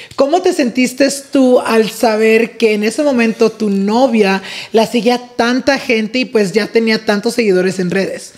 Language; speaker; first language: Spanish; early bilingual, heritage; Spanish